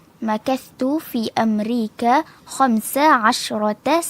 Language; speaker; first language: Arabic; non-native, learner; Malay